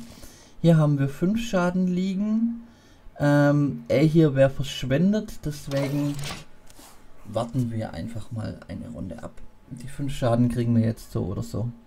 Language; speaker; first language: German; native; German